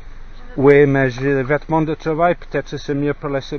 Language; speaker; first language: French; non-native, learner; English